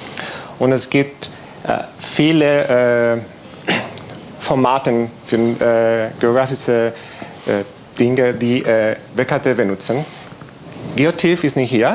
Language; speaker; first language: German; non-native, learner; Spanish